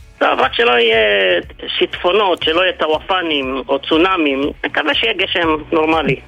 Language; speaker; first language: Hebrew; early bilingual, other home language; Arabic